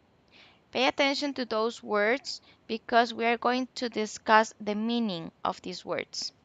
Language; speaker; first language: English; non-native, local second language; Spanish